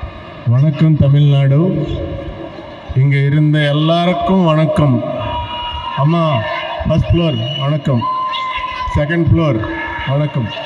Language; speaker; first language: Tamil; non-native, learner; Telugu